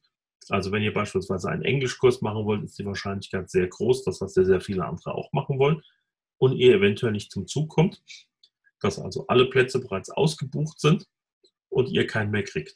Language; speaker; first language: German; native; German